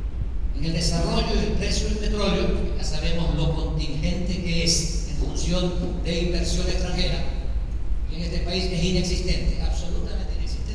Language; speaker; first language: Spanish; native; Spanish